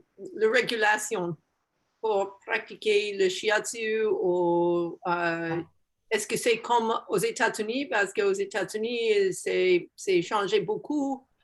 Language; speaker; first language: French; non-native, learner; English